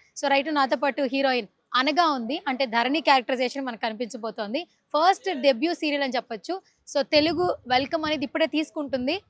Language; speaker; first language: Telugu; native; Telugu